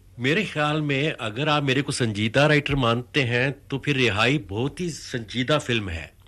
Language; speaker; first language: Hindi; native; Hindi